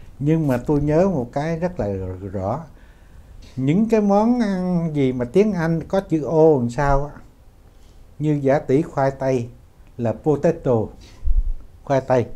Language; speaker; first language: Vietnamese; native; Vietnamese